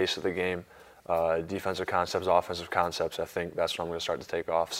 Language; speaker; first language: English; native; English